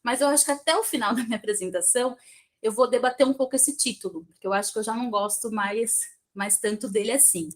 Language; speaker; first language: Portuguese; native; Portuguese